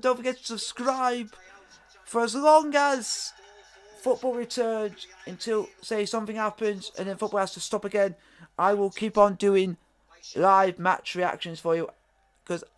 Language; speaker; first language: English; native; English